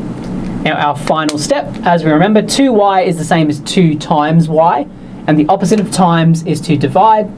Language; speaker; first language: English; native; English